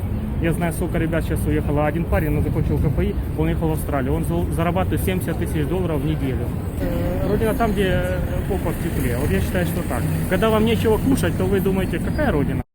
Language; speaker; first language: Russian; native; Russian